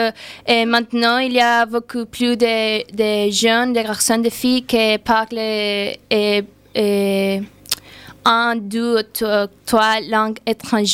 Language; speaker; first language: French; non-native, learner; Spanish